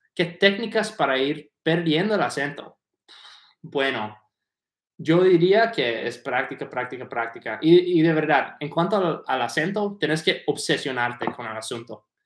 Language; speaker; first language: Spanish; non-native, fluent; English